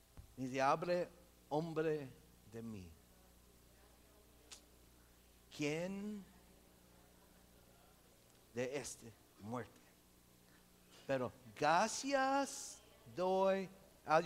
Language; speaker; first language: Spanish; non-native, local second language; English